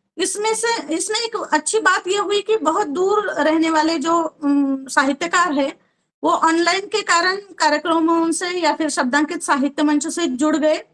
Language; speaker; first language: Hindi; non-native, local second language; Marathi